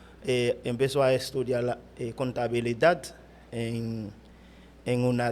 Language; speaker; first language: Spanish; non-native, fluent; Haitian Creole